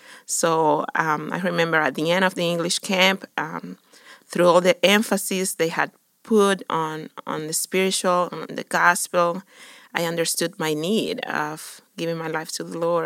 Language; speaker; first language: English; non-native, fluent; Spanish